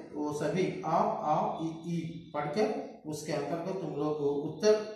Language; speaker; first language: Hindi; non-native, local second language; Telugu